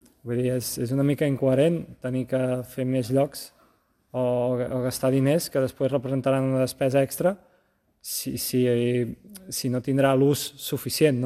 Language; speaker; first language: Catalan; native; Catalan